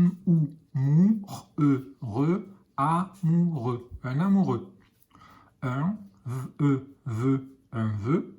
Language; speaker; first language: French; native; French